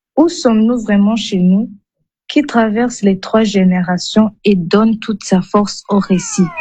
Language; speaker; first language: French; non-native, local second language; Kinyarwanda